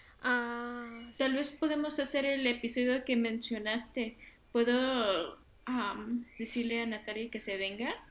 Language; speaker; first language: Spanish; early bilingual, heritage; Spanish